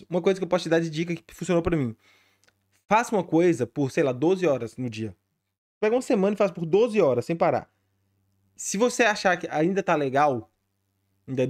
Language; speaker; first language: Portuguese; native; Portuguese